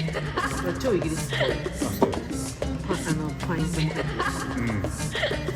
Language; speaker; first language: Japanese; native; Japanese